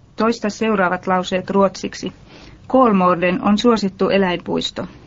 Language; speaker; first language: Finnish; native; Finnish